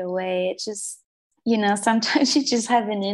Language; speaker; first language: English; non-native, fluent; French